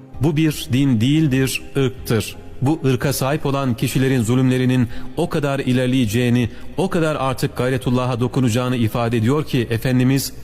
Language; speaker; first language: Turkish; native; Turkish